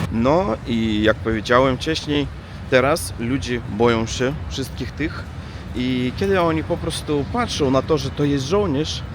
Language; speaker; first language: Polish; non-native, learner; Russian